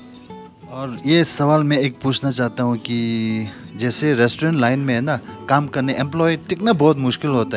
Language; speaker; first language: Hindi; non-native, local second language; Tibetan